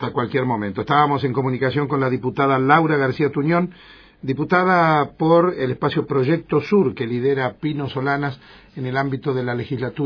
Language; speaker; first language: Spanish; native; Spanish